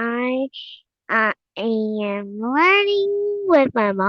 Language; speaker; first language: English; non-native, learner; Vietnamese